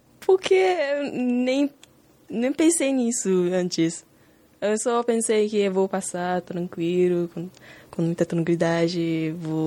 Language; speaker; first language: Portuguese; non-native, learner; Japanese